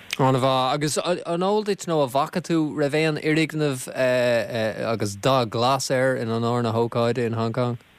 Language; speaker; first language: Irish; native; Irish